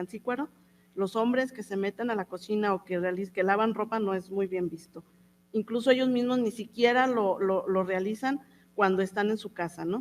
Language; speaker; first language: Spanish; native; Spanish